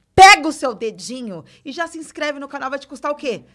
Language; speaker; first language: Portuguese; native; Portuguese